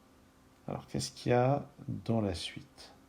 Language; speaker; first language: French; native; French